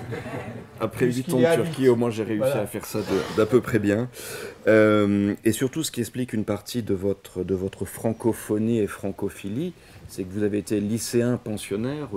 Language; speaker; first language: French; native; French